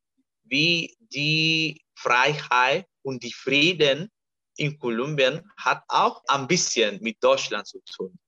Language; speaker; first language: German; non-native, fluent; Spanish